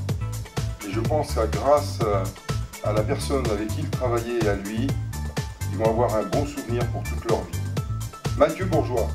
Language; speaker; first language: French; native; French